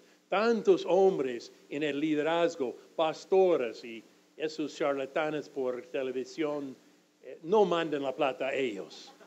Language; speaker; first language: Spanish; non-native, fluent; English